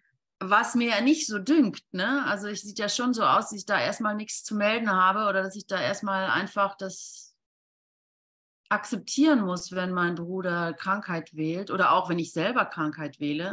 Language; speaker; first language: German; native; German